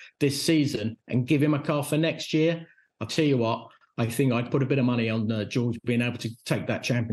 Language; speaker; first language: English; native; English